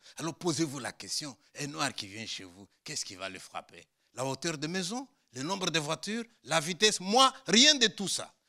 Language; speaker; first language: French; non-native, local second language; Luba-Lulua